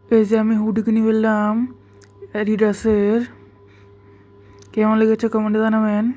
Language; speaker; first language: Bangla; native; Bangla